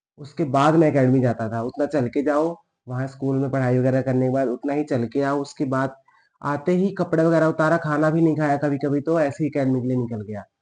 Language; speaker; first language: Hindi; native; Hindi